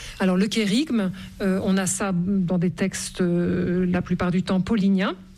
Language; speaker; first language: French; native; French